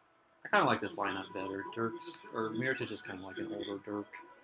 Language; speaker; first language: English; native; English